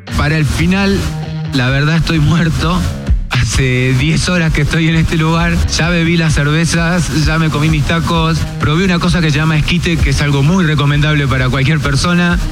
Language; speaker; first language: Spanish; native; Spanish